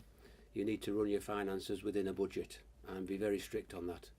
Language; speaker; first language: English; native; English